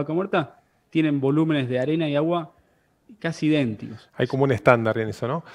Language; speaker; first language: Spanish; native; Spanish